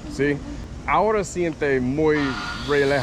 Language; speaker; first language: Spanish; non-native, learner; English